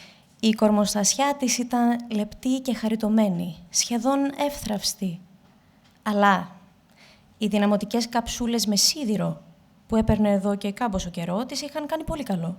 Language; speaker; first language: Greek; native; Greek